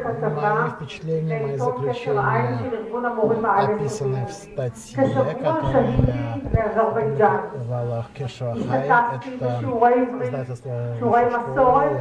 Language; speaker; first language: Russian; non-native, local second language; Azerbaijani